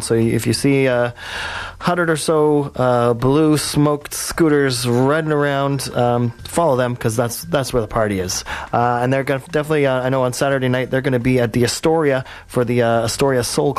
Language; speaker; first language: English; native; English